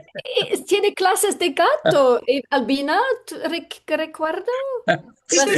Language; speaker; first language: Spanish; non-native, learner; English